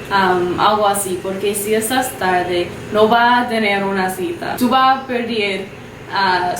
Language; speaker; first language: Spanish; non-native, learner; English